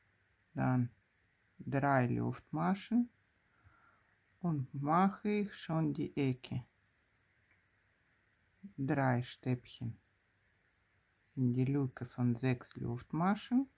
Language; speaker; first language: German; non-native, fluent; Russian